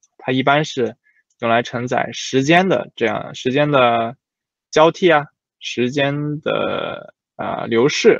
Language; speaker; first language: Chinese; native; Chinese